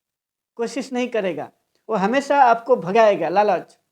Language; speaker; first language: Hindi; non-native, local second language; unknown